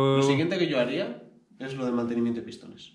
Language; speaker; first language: Spanish; native; Spanish